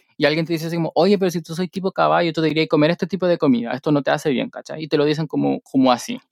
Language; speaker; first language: Spanish; native; Spanish